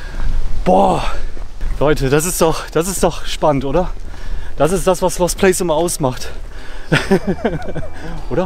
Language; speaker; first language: German; native; German